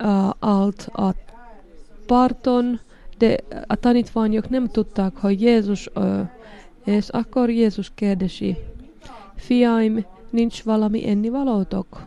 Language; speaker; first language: Hungarian; non-native, learner; Finnish